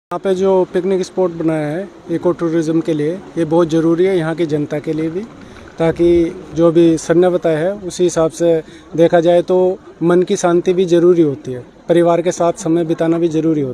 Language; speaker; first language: Hindi; native; Hindi